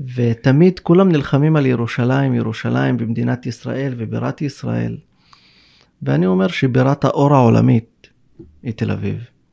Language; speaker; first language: Hebrew; non-native, local second language; Arabic